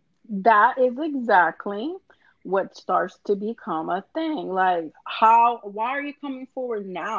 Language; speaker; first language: English; native; English